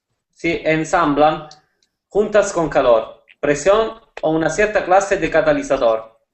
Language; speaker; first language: Spanish; non-native, learner; Italian